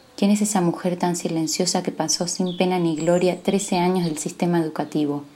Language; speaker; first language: Spanish; native; Spanish